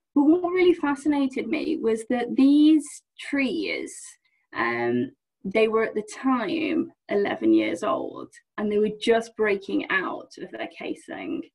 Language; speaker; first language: English; native; English